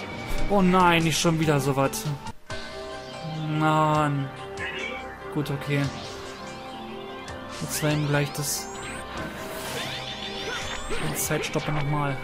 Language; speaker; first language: German; native; German